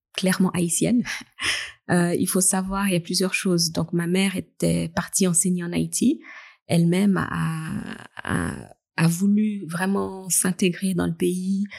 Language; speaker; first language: French; native; French